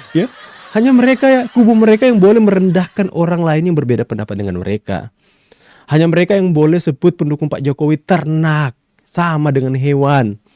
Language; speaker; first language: Indonesian; native; Indonesian